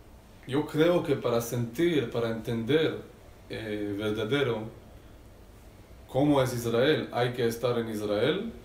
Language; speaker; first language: Spanish; non-native, learner; Hebrew